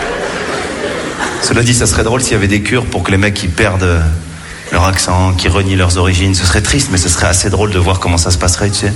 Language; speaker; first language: French; native; French